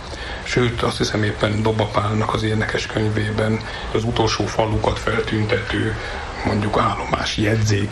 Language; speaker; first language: Hungarian; native; Hungarian